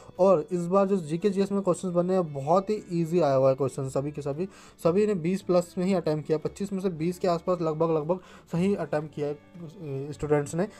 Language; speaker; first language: Hindi; native; Hindi